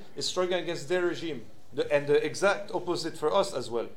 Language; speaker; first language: English; non-native, fluent; French